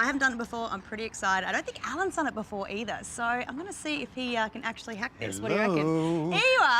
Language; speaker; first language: English; native; English